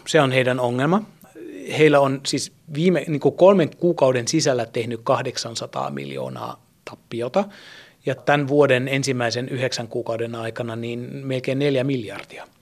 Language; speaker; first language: Finnish; early bilingual, heritage; German